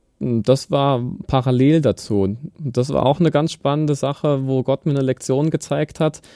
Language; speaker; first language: German; native; German